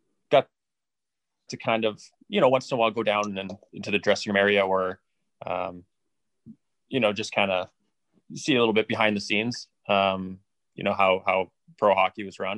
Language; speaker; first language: English; native; English